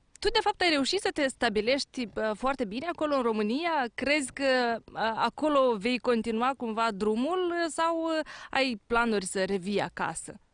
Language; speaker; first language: Romanian; native; Romanian